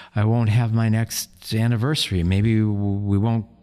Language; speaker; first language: English; native; English